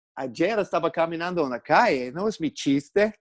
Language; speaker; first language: Spanish; non-native, learner; English